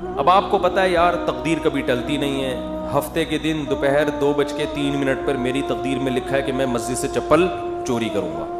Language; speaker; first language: Urdu; native; Urdu